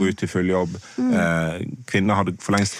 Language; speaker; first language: Norwegian; native; Norwegian